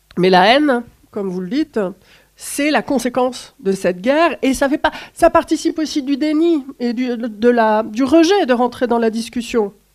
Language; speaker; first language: French; native; French